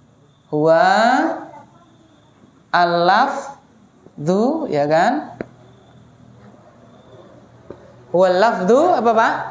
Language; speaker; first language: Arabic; non-native, fluent; Indonesian